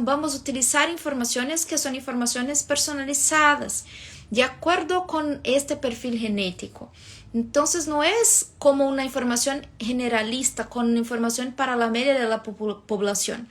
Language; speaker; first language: Spanish; non-native, fluent; Portuguese